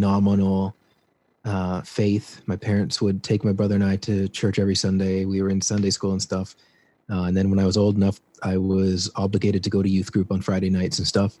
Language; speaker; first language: English; native; English